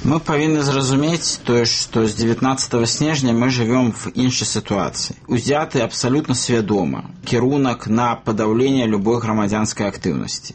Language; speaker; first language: Belarusian; native; Belarusian